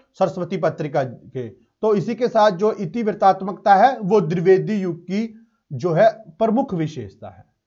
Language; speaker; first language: Hindi; non-native, local second language; Punjabi